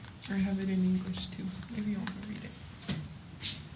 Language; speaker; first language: English; early bilingual, other home language; Spanish